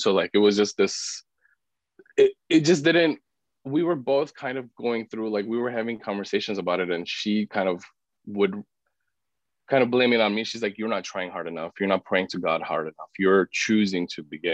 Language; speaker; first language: English; early bilingual, other home language; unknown